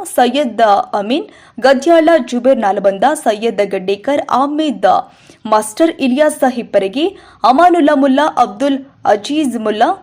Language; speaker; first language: Kannada; native; Kannada